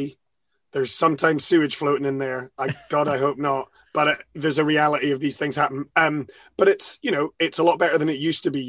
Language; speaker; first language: English; native; English